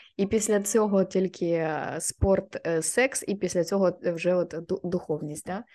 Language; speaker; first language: Ukrainian; non-native, local second language; Russian